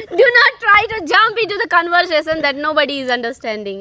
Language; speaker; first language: English; non-native, learner; Hindi